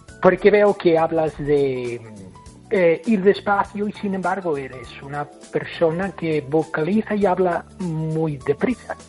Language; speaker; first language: Spanish; non-native, fluent; English